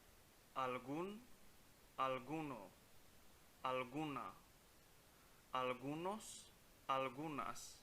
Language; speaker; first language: Spanish; non-native, fluent; Punjabi